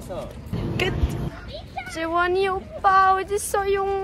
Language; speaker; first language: French; native; French